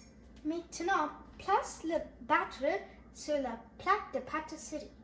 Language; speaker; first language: French; non-native, learner; Tamil